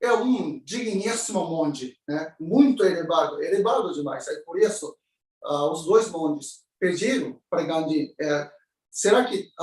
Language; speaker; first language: Portuguese; non-native, learner; Japanese